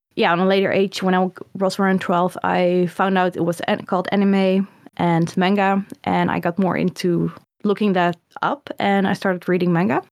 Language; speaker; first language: English; early bilingual, other home language; Dutch